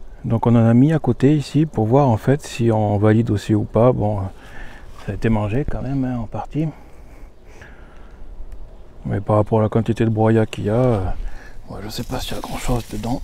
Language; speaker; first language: French; native; French